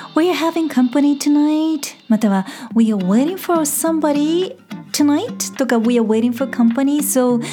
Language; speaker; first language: English; non-native, fluent; Japanese